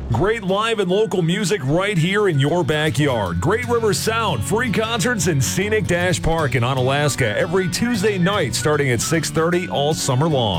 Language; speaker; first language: English; native; English